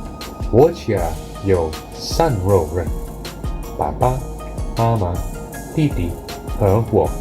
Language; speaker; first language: Chinese; non-native, learner; Indonesian